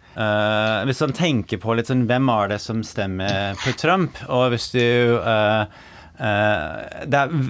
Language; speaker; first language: Norwegian; non-native, fluent; English